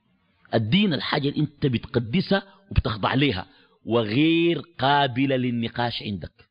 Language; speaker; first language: Arabic; native; Arabic